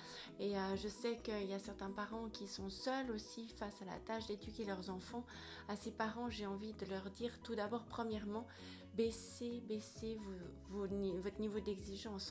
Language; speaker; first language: French; native; French